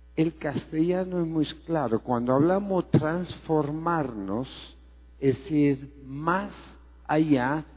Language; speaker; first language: Spanish; non-native, fluent; Greek